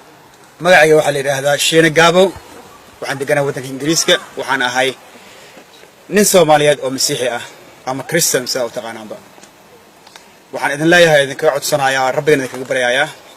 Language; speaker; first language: Somali; native; Somali